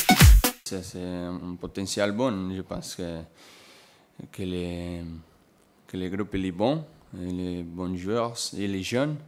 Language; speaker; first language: French; non-native, learner; Portuguese